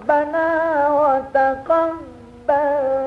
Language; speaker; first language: Arabic; native; Arabic